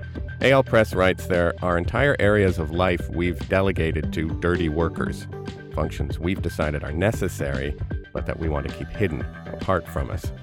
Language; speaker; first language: English; native; English